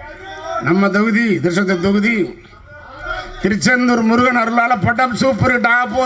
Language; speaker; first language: Tamil; native; Tamil